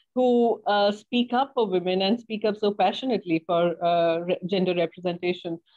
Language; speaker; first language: English; non-native, local second language; Hindi